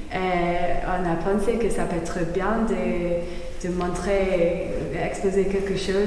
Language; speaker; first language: French; non-native, learner; English